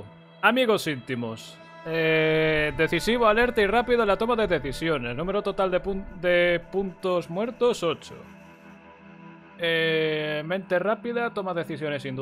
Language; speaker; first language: Spanish; native; Spanish